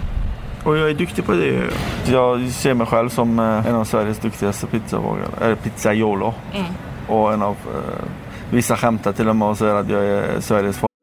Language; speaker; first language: Swedish; non-native, fluent; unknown